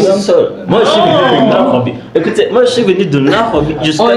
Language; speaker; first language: French; non-native, learner; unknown